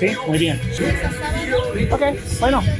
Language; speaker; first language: Spanish; non-native, learner; English